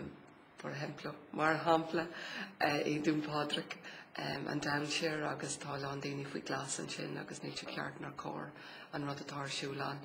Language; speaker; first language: Irish; non-native, local second language; English